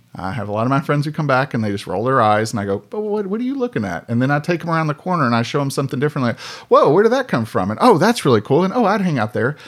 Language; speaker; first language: English; native; English